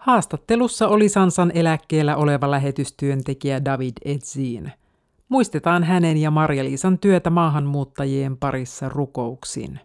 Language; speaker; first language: Finnish; native; Finnish